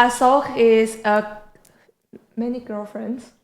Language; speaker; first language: English; non-native, learner; Chinese